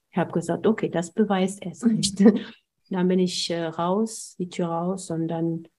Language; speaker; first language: German; non-native, fluent; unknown